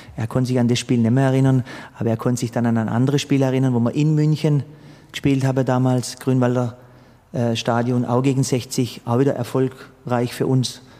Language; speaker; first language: German; early bilingual, other home language; Croatian